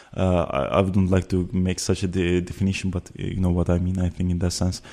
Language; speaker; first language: English; non-native, fluent; Turkish